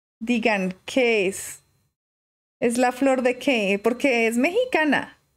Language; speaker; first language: Spanish; native; Spanish